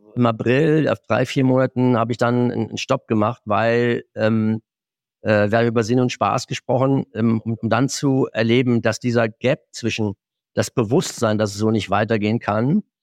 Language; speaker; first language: German; native; German